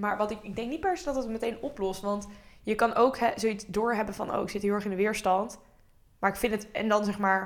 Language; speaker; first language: Dutch; native; Dutch